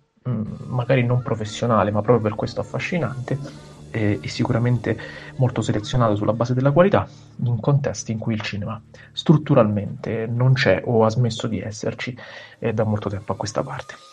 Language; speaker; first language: Italian; native; Italian